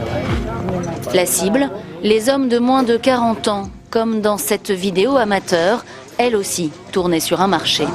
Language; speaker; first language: French; native; French